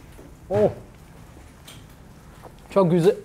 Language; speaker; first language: Turkish; non-native, learner; Italian